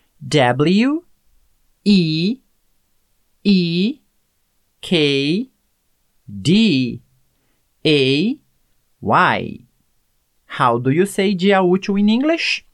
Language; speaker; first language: English; non-native, fluent; Portuguese